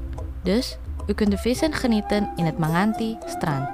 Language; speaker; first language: Dutch; non-native, fluent; Indonesian